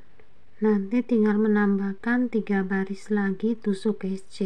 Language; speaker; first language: Indonesian; native; Indonesian